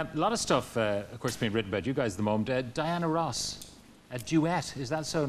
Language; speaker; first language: English; native; English